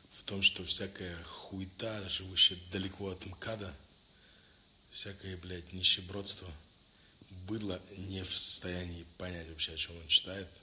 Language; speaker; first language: Russian; early bilingual, heritage; Russian